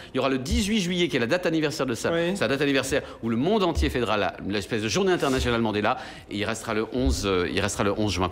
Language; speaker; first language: French; native; French